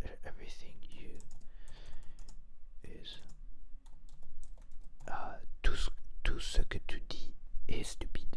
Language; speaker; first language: French; non-native, learner; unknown